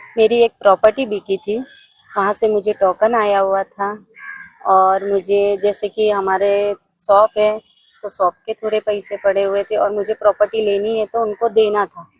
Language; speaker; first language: Hindi; non-native, local second language; Gujarati